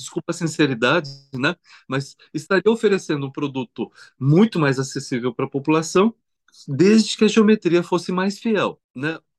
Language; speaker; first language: Portuguese; early bilingual, other home language; Korean